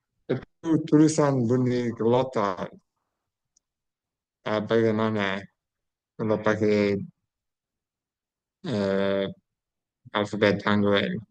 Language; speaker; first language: Indonesian; non-native, fluent; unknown